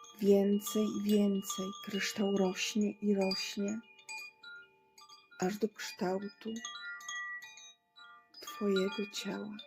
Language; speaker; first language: Polish; native; Polish